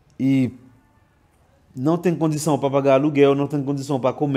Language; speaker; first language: Portuguese; non-native, fluent; Haitian Creole